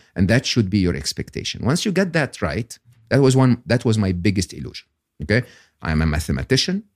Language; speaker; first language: English; non-native, fluent; Arabic